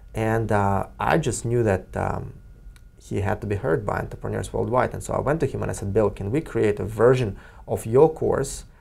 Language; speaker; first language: English; non-native, fluent; Russian